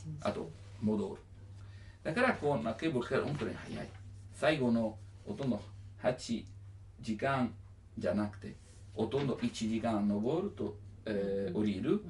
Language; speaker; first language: Japanese; non-native, learner; Italian